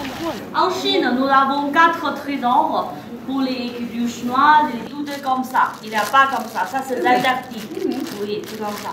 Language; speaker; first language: French; non-native, learner; Chinese